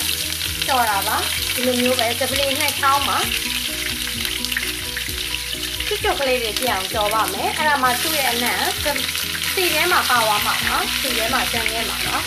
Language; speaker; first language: Burmese; native; Burmese